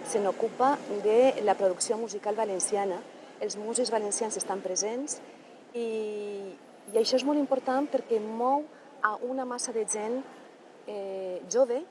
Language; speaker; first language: Catalan; native; Catalan